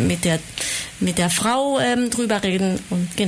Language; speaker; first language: German; non-native, fluent; Spanish